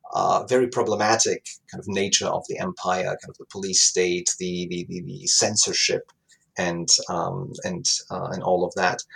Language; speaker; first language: English; non-native, fluent; Italian